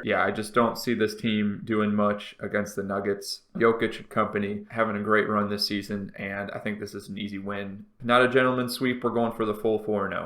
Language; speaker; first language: English; native; English